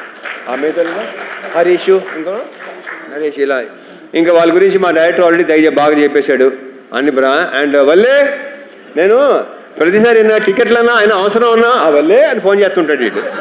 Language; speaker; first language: Telugu; native; Telugu